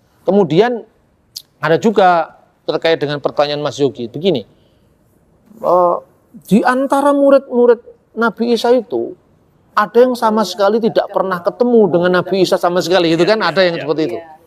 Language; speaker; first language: Indonesian; native; Indonesian